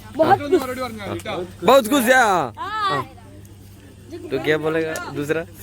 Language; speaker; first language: Hindi; non-native, local second language; Malayalam